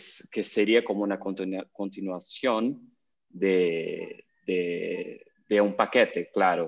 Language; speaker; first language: Spanish; non-native, learner; Portuguese